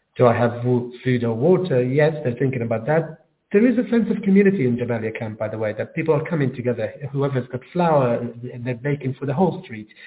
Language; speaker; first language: English; non-native, fluent; Arabic